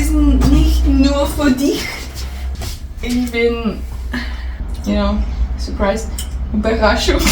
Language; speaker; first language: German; non-native, learner; English